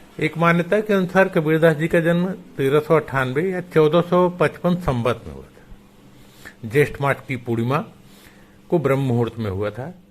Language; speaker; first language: Hindi; native; Hindi